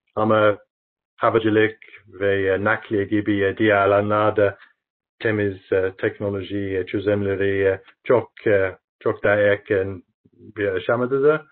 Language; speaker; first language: Turkish; non-native, learner; English